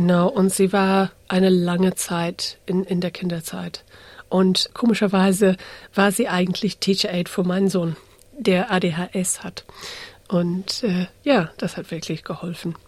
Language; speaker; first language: German; non-native, fluent; English